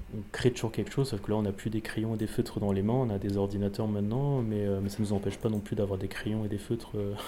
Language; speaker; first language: French; native; French